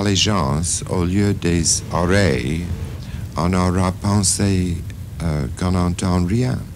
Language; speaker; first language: French; non-native, fluent; English